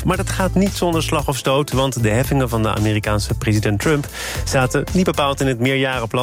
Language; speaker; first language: Dutch; native; Dutch